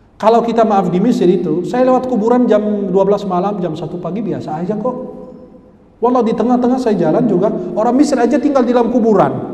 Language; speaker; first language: Indonesian; non-native, fluent; Arabic